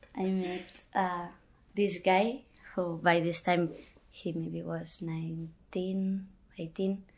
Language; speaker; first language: English; non-native, fluent; Catalan